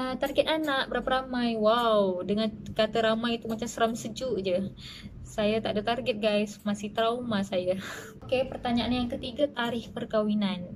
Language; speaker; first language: Malay; native; Malay